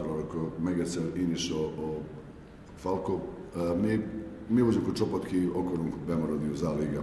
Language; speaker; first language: Hungarian; non-native, learner; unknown